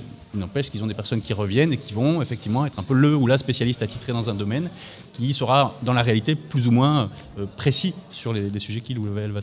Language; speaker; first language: French; native; French